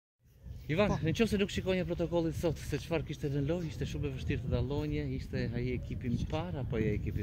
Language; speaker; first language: Albanian; native; Albanian